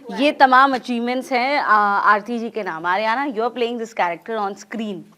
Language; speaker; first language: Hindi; native; Hindi